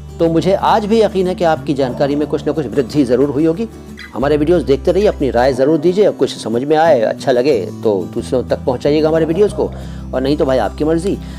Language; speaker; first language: Hindi; native; Hindi